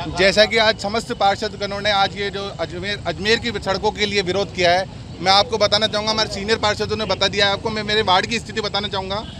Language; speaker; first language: Hindi; native; Hindi